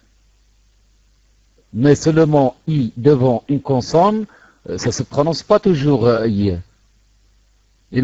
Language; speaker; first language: French; non-native, local second language; Arabic